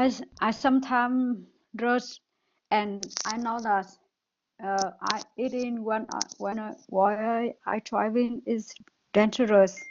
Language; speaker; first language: English; non-native, learner; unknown